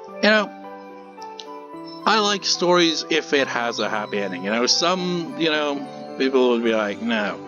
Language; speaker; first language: English; native; English